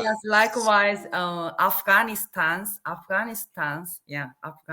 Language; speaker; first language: English; non-native, learner; Korean